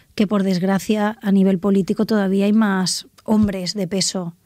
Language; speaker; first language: Spanish; native; Spanish